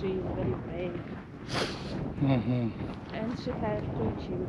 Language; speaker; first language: English; non-native, learner; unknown